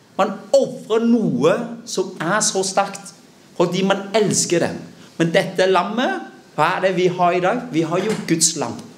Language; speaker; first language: Norwegian; early bilingual, other home language; Vietnamese